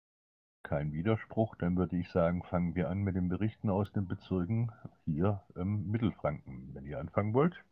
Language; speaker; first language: German; native; German